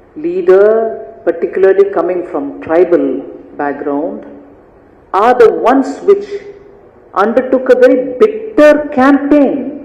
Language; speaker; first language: English; non-native, local second language; Tamil